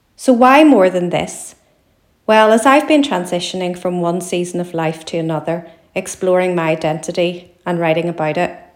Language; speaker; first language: English; native; English